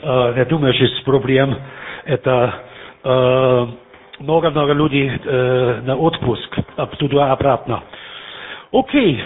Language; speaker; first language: Russian; non-native, learner; German